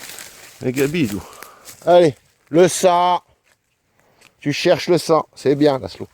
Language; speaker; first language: French; native; French